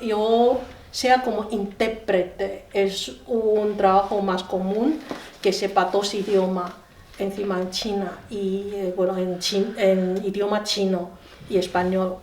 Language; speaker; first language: Spanish; non-native, learner; Chinese